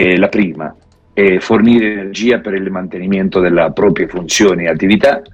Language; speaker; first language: Italian; non-native, learner; Spanish